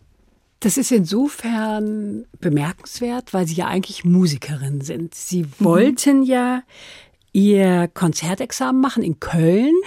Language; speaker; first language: German; native; German